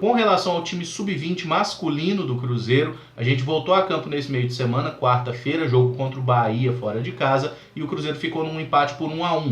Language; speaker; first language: Portuguese; native; Portuguese